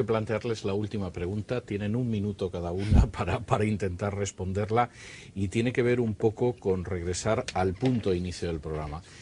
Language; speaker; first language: Spanish; native; Spanish